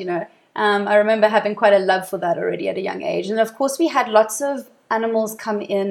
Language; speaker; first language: English; native; English